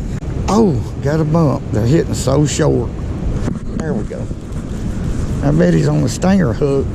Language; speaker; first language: English; native; English